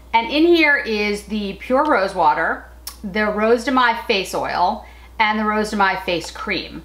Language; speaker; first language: English; native; English